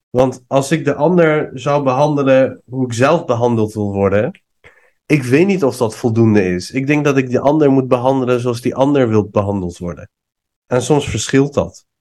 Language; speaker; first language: Dutch; non-native, fluent; Persian